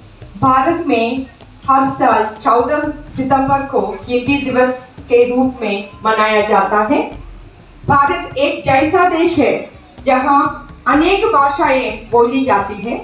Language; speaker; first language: Hindi; non-native, local second language; Malayalam